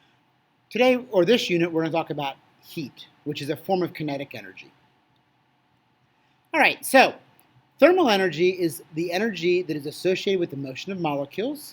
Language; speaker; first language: English; native; English